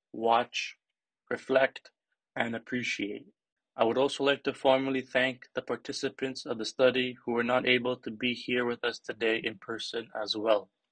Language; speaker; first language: English; early bilingual, other home language; Greek